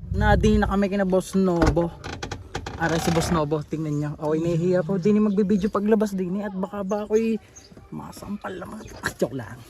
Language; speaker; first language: Filipino; native; Filipino